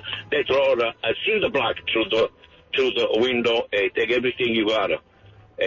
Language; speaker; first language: English; non-native, fluent; Italian